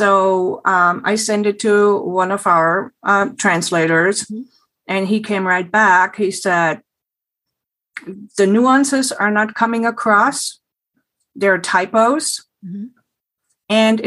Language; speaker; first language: English; non-native, fluent; German